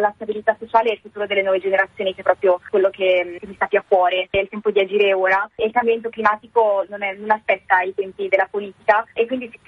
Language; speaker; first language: Italian; native; Italian